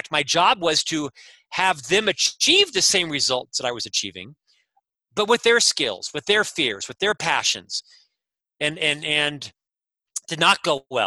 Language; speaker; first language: English; native; English